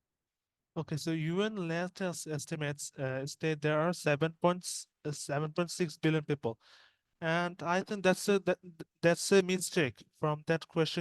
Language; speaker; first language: English; non-native, fluent; Bangla